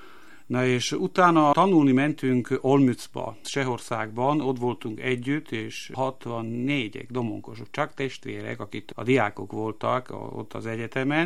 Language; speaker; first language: Hungarian; non-native, local second language; Slovak